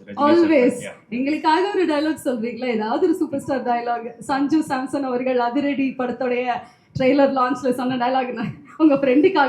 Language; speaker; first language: Tamil; native; Tamil